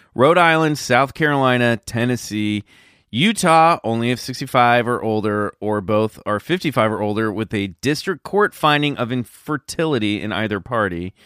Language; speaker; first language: English; native; English